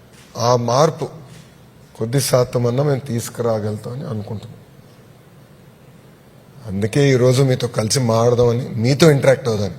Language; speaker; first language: Telugu; native; Telugu